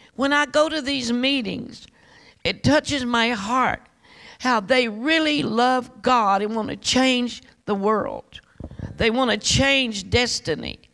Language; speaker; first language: English; native; English